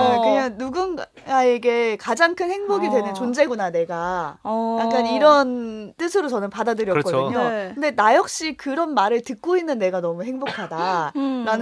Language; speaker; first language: Korean; native; Korean